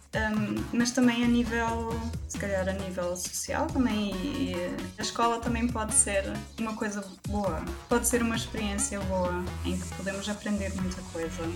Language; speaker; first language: Portuguese; non-native, local second language; German